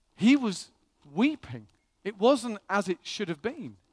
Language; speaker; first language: English; native; English